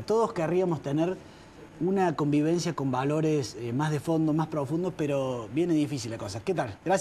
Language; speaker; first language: Spanish; native; Spanish